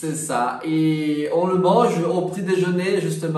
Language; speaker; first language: French; non-native, fluent; Portuguese